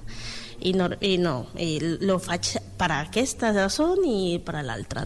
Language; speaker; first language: Catalan; non-native, learner; Spanish